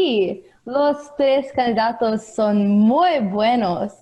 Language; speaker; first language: Spanish; non-native, learner; English